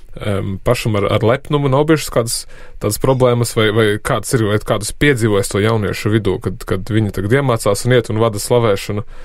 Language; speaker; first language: Latvian; native; Latvian